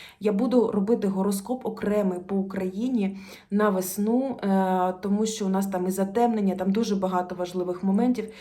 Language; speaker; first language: Ukrainian; non-native, local second language; Russian